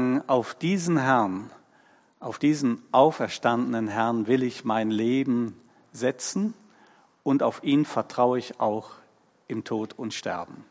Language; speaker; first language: German; native; German